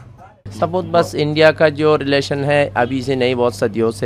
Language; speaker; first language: Hindi; non-native, fluent; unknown